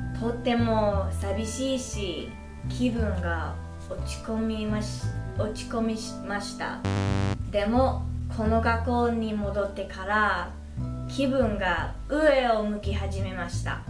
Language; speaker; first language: Japanese; non-native, learner; English